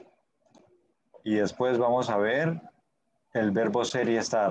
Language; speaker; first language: Spanish; native; Spanish